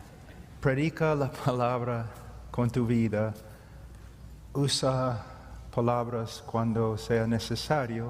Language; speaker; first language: Spanish; non-native, fluent; English